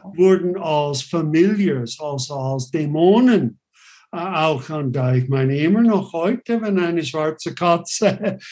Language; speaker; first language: German; non-native, fluent; English